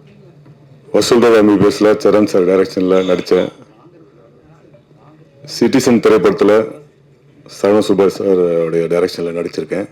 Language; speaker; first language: Tamil; native; Tamil